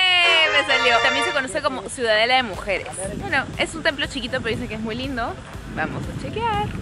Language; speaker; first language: Spanish; native; Spanish